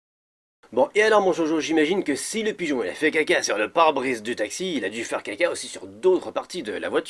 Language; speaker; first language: French; native; French